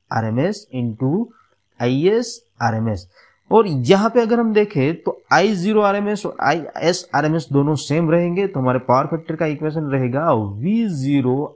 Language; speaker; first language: Hindi; non-native, local second language; Gujarati